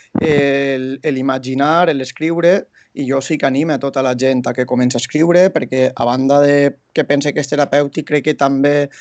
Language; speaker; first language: Catalan; native; Catalan